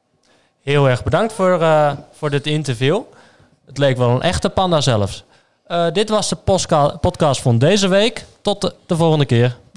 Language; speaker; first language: Dutch; native; Dutch